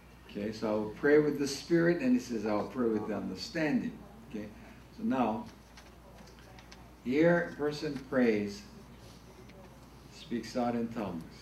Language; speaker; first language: English; native; English